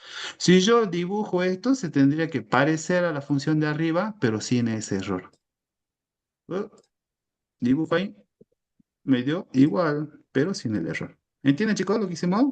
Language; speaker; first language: Spanish; native; Spanish